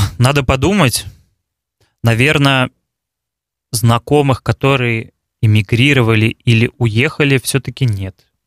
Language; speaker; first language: Russian; native; Russian